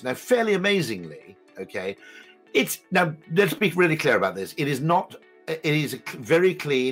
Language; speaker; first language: English; native; English